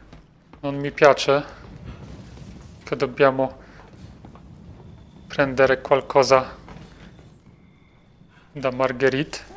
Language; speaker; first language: Italian; non-native, fluent; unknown